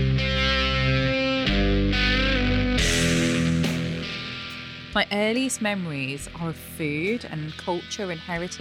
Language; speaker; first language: English; native; English